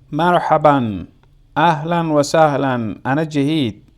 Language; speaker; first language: Arabic; non-native, fluent; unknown